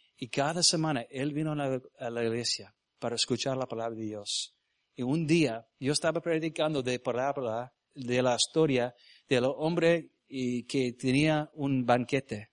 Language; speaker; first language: Spanish; early bilingual, heritage; Spanish